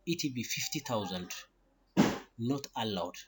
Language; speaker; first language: English; non-native, local second language; Amharic